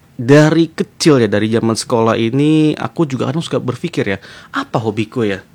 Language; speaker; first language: Indonesian; native; Indonesian